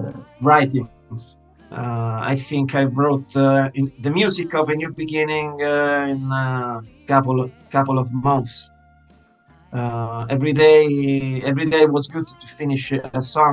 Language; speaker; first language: English; non-native, fluent; Italian